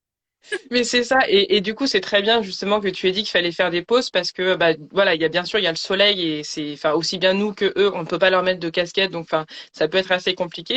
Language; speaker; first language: French; native; French